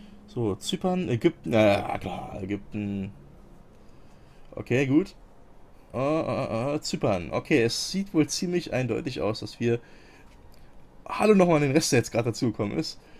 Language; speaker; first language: German; native; German